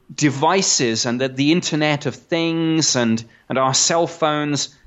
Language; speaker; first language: English; native; English